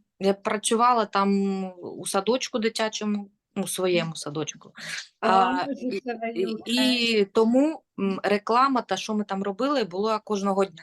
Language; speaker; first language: Ukrainian; non-native, local second language; Russian